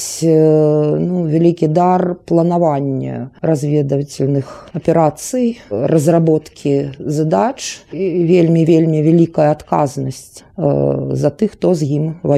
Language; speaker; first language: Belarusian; non-native, local second language; Russian